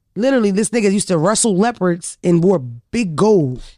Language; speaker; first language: English; early bilingual, other home language; Yoruba